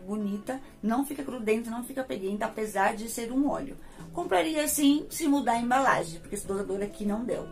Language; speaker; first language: Portuguese; native; Portuguese